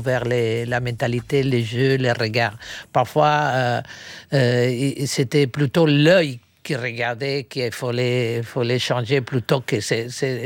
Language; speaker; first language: French; non-native, fluent; Spanish